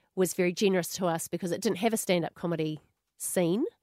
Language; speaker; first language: English; native; English